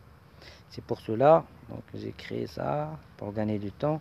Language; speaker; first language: French; non-native, local second language; Arabic